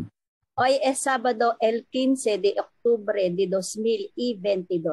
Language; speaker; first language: Spanish; non-native, learner; Filipino